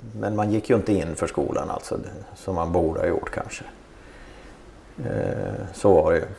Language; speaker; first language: Swedish; native; Swedish